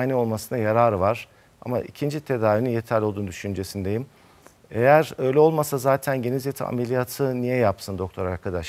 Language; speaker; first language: Turkish; native; Turkish